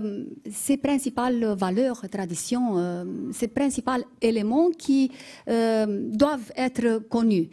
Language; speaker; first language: French; non-native, fluent; Romanian